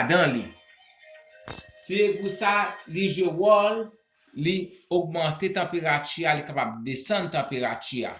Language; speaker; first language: French; non-native, local second language; Haitian Creole